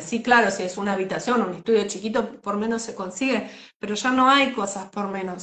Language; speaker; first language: Spanish; native; Spanish